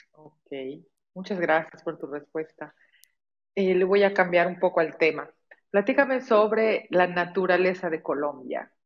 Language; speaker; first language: Spanish; native; Spanish